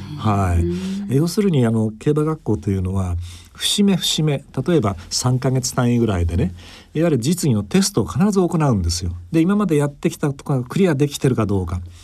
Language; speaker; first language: Japanese; native; Japanese